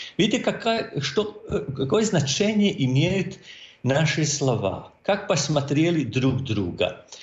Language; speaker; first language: Russian; non-native, fluent; Croatian